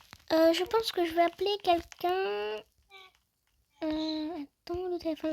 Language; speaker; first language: French; native; French